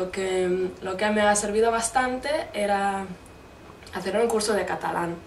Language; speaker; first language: Spanish; non-native, fluent; German